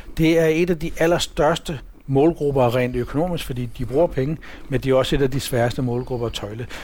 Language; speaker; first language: Danish; early bilingual, other home language; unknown